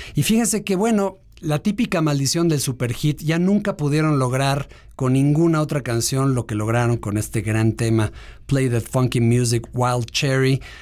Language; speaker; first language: Spanish; native; Spanish